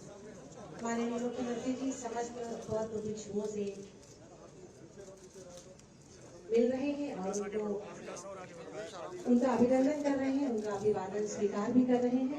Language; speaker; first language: Hindi; native; Hindi